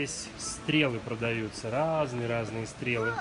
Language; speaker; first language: Russian; native; Russian